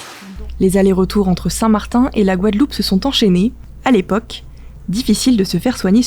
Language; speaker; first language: French; native; French